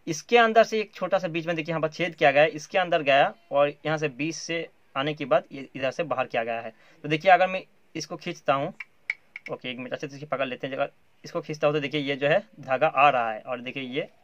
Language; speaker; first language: Hindi; non-native, local second language; Bangla